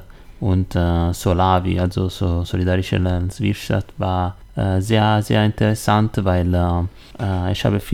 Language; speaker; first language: German; non-native, learner; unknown